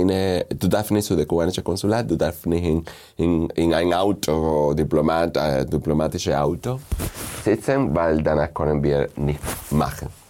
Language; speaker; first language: German; non-native, fluent; Spanish